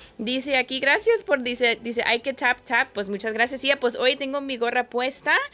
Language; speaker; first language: Spanish; early bilingual, heritage; Spanish